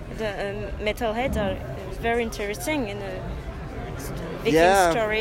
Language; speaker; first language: English; non-native, learner; French